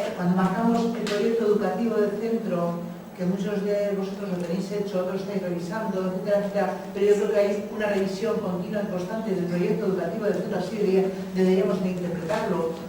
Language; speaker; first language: Spanish; native; Spanish